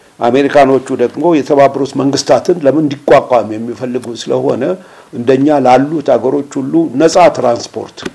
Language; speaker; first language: Amharic; native; Amharic